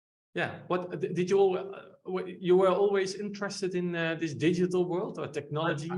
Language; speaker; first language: English; non-native, fluent; Dutch